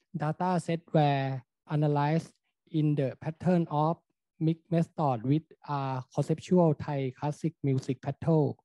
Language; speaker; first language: English; non-native, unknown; Thai